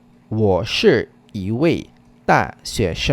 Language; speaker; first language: Chinese; non-native, fluent; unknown